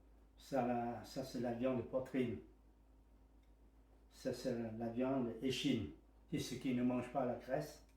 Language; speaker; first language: French; non-native, learner; Vietnamese